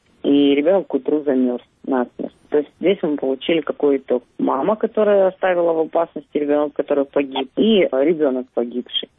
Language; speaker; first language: Russian; native; Russian